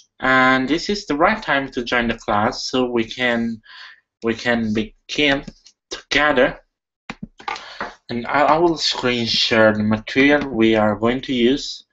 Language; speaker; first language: English; non-native, fluent; Italian